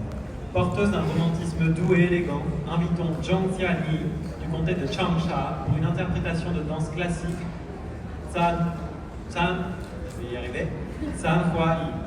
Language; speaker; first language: French; non-native, fluent; Chinese